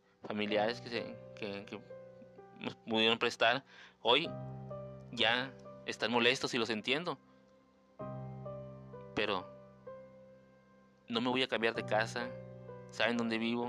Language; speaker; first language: Spanish; native; Spanish